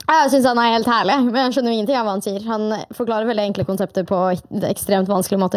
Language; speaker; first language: Norwegian; native; Norwegian